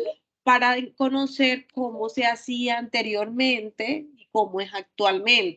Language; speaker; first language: Spanish; native; Spanish